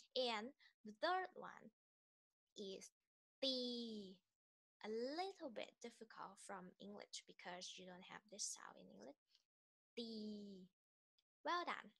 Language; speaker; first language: English; non-native, fluent; Thai